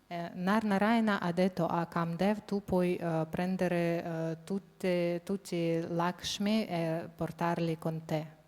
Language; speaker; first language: Italian; non-native, fluent; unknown